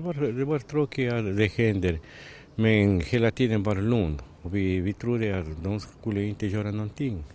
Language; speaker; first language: Swedish; non-native, fluent; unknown